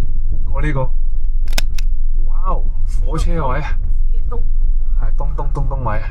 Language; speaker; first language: Cantonese; native; Cantonese